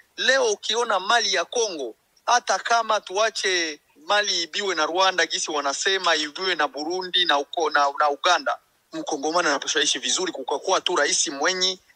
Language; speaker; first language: Swahili; native; Swahili